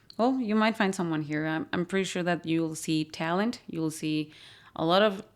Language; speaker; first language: English; non-native, fluent; Spanish